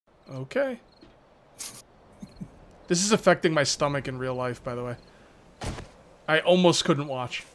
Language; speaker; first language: English; native; English